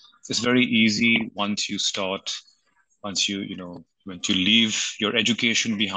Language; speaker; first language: English; non-native, local second language; Hindi